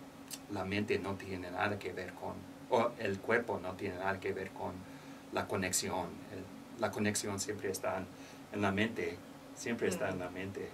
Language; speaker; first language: Spanish; non-native, learner; English